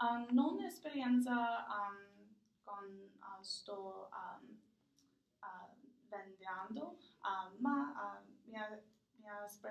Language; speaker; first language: Italian; non-native, learner; English